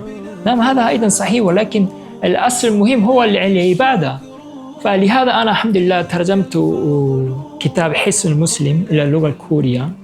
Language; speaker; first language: Arabic; non-native, fluent; Korean